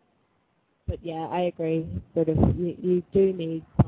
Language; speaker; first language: English; native; English